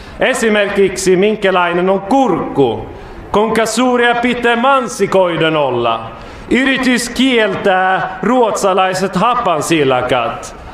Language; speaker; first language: Finnish; non-native, fluent; Swedish